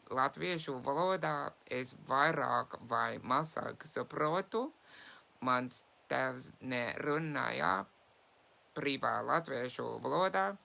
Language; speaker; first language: Latvian; early bilingual, heritage; English